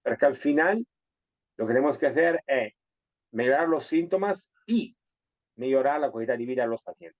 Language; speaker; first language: Spanish; non-native, fluent; Italian